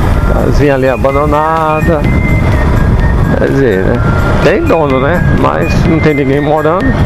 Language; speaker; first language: Portuguese; native; Portuguese